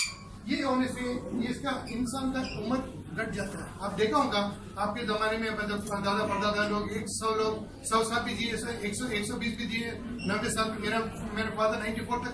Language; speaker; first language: Hindi; native; Hindi